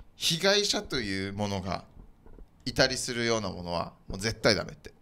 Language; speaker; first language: Japanese; native; Japanese